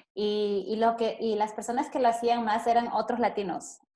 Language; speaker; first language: Spanish; early bilingual, other home language; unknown